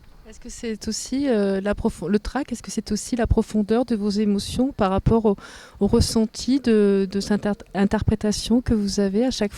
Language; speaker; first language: French; native; French